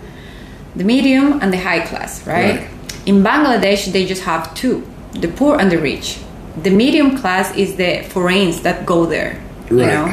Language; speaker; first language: English; non-native, fluent; Spanish